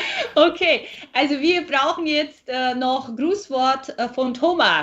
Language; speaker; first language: German; non-native, fluent; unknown